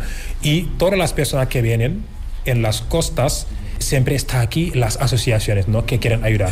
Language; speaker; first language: Spanish; non-native, fluent; Wolof